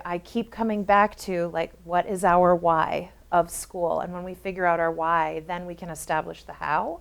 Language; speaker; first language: English; native; English